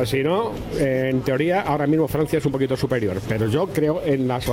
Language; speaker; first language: Spanish; native; Spanish